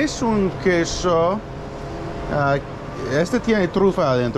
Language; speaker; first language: Spanish; non-native, learner; English